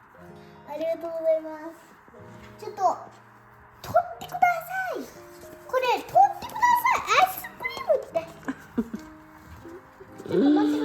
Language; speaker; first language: Japanese; non-native, learner; Mizo